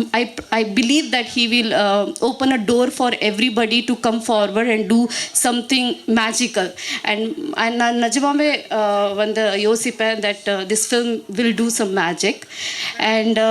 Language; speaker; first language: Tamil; non-native, learner; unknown